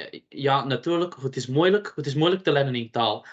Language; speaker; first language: Dutch; non-native, learner; English